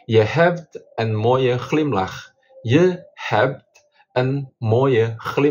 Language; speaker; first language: Dutch; non-native, fluent; Indonesian